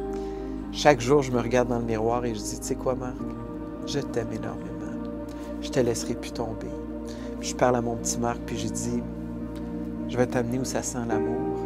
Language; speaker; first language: French; native; French